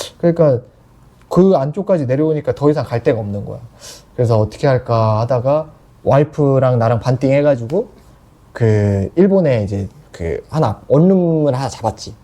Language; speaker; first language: Korean; native; Korean